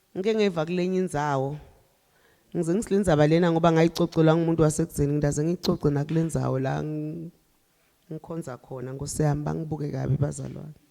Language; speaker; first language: Zulu; non-native, local second language; Swati